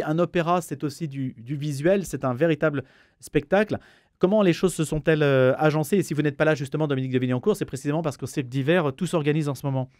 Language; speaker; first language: French; native; French